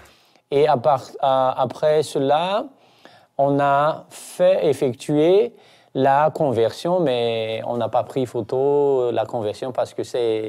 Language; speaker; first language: French; non-native, local second language; Malagasy